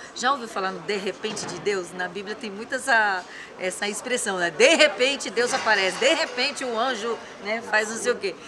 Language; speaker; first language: Portuguese; native; Portuguese